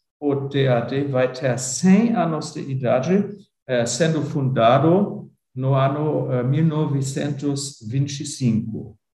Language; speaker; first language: Portuguese; non-native, fluent; German